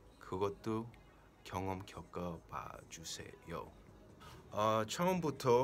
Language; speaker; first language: Korean; early bilingual, heritage; Korean